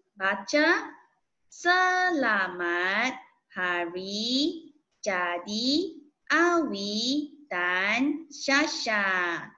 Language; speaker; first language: Malay; non-native, local second language; Chinese